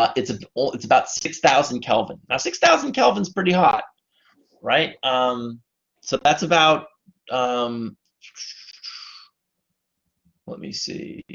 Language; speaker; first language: English; native; English